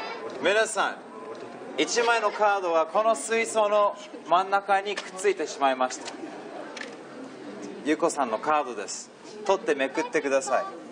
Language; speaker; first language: Japanese; early bilingual, heritage; English